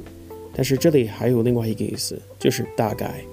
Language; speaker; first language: Chinese; non-native, fluent; English